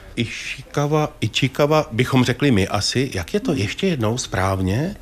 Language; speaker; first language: Czech; native; Czech